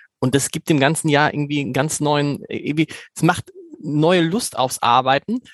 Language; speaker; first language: German; native; German